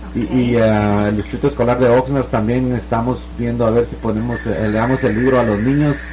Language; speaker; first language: Spanish; native; Spanish